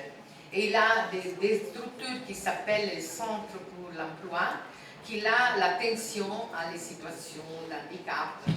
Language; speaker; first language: French; non-native, fluent; Italian